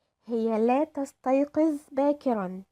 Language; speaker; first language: Arabic; native; Arabic